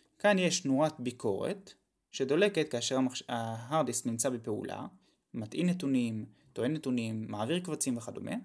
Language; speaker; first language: Hebrew; native; Hebrew